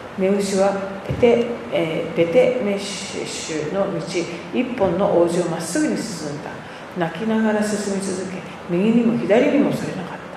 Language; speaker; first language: Japanese; native; Japanese